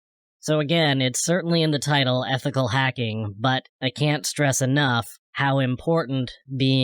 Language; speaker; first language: English; native; English